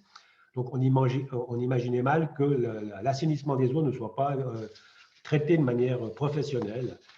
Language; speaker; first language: French; native; French